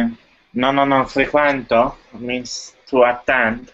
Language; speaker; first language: English; non-native, fluent; Italian